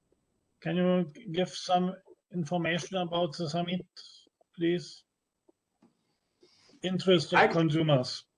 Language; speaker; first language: English; non-native, fluent; German